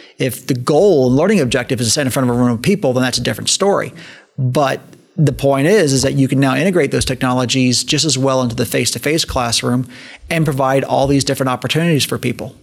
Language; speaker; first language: English; native; English